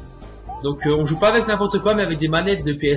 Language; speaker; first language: French; native; French